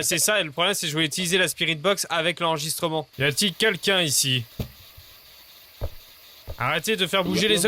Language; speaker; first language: French; native; French